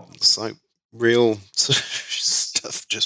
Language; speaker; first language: English; native; English